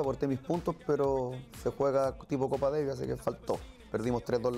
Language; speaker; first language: Spanish; native; Spanish